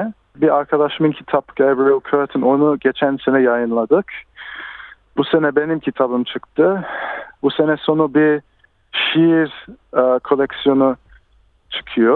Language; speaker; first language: Turkish; early bilingual, heritage; Turkish